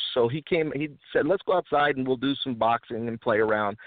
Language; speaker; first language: English; early bilingual, other home language; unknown